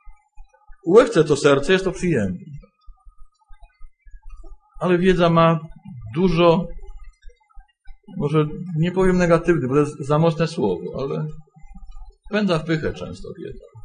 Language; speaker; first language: Polish; native; Polish